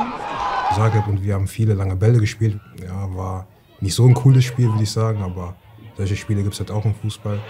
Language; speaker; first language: German; native; German